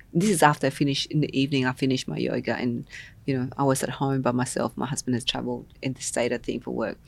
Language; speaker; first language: English; non-native, local second language; Vietnamese